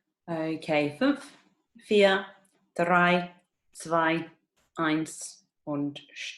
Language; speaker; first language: German; non-native, fluent; English